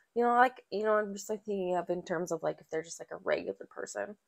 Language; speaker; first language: English; native; English